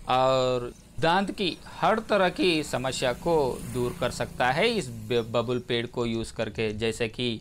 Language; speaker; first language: Hindi; non-native, local second language; Telugu